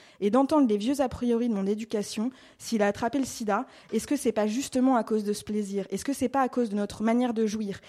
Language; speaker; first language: French; native; French